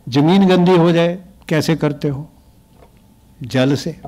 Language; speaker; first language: Hindi; native; Hindi